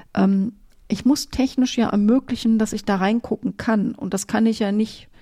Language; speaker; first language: German; native; German